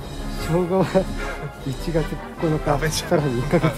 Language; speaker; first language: Japanese; native; Japanese